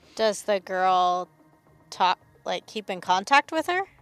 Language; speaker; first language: English; native; English